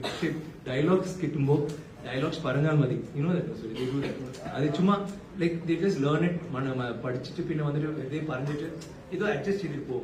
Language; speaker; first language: Malayalam; non-native, learner; Tamil